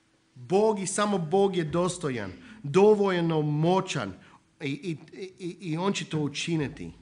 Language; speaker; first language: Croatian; non-native, fluent; English